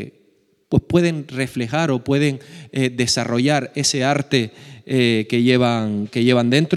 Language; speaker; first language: Spanish; native; Spanish